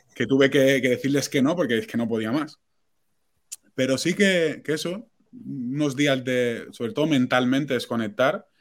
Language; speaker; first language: Spanish; non-native, local second language; Catalan